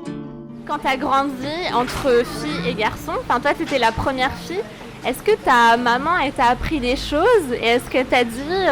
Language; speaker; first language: French; native; French